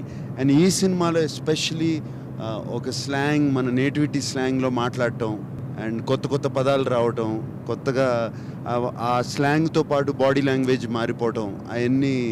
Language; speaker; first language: Telugu; native; Telugu